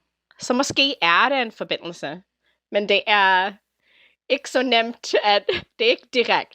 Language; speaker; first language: Danish; non-native, fluent; English